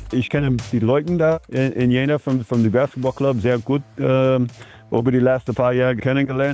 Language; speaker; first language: German; non-native, learner; English